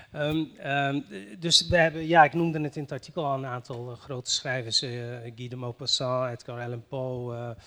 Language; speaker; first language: Dutch; early bilingual, other home language; Riffian